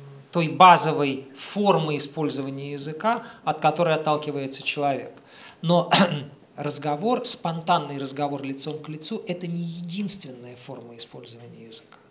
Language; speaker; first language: Russian; native; Russian